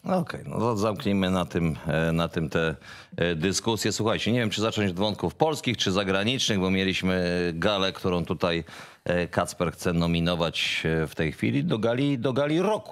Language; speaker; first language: Polish; native; Polish